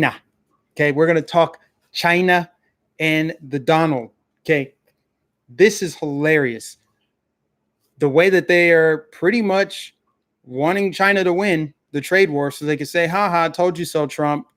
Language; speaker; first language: English; native; English